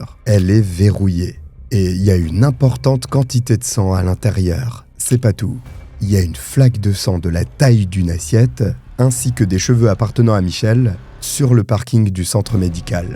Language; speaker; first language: French; native; French